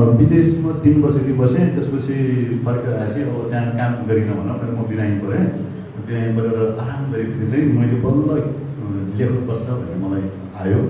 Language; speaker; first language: Nepali; non-native, local second language; Gurung